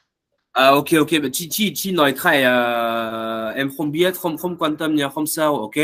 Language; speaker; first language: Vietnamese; non-native, learner; French